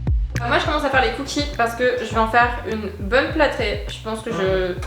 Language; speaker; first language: French; native; French